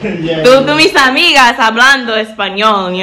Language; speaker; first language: Spanish; non-native, learner; English